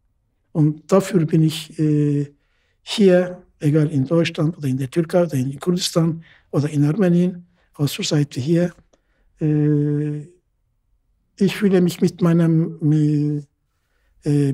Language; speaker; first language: German; non-native, fluent; Turkish